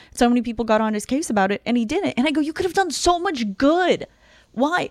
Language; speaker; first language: English; non-native, fluent; Russian